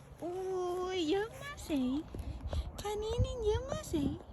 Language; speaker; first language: Swedish; non-native, learner; Thai